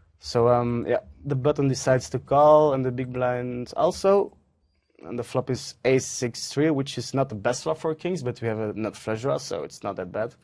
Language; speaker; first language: English; non-native, fluent; Dutch